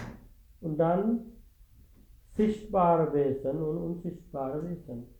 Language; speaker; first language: German; non-native, fluent; Sinhala